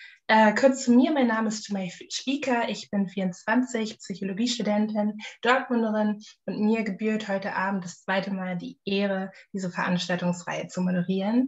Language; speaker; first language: German; native; German